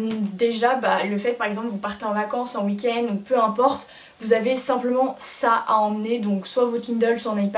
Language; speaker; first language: French; native; French